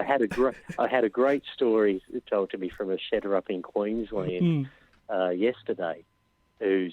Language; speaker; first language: English; native; English